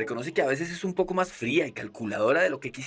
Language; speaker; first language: Spanish; native; Spanish